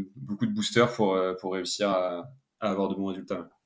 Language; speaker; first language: French; native; French